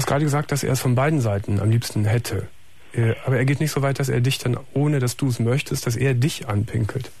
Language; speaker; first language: German; native; German